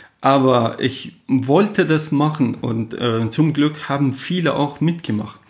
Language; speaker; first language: German; non-native, fluent; Persian